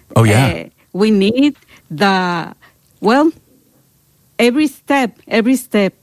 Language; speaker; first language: English; non-native, learner; Spanish